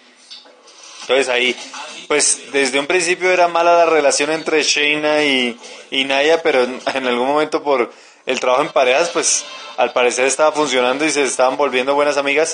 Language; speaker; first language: Spanish; native; Spanish